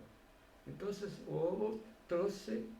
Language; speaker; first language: Spanish; non-native, fluent; Portuguese